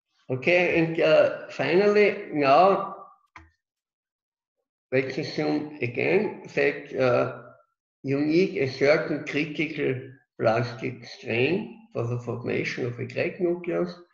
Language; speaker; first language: English; non-native, fluent; German